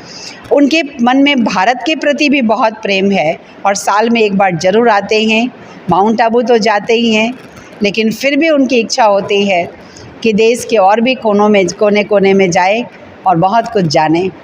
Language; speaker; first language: Hindi; native; Hindi